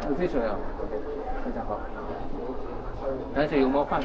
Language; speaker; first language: Chinese; non-native, learner; Amharic